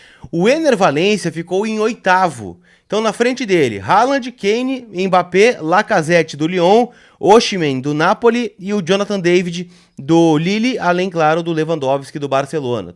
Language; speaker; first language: Portuguese; native; Portuguese